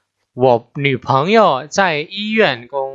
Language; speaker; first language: Chinese; non-native, fluent; Indonesian